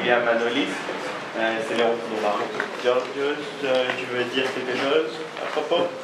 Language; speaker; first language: French; non-native, fluent; Spanish